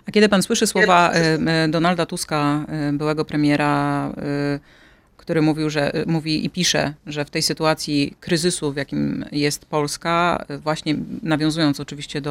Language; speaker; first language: Polish; native; Polish